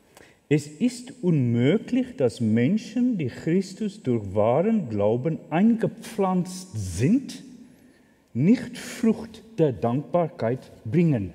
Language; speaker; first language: German; non-native, fluent; Afrikaans